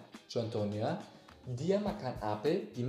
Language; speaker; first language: Indonesian; non-native, learner; German